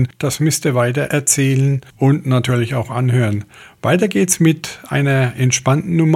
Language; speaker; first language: German; native; German